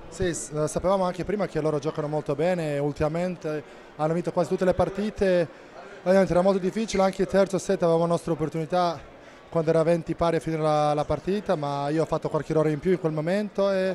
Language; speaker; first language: Italian; non-native, fluent; Serbian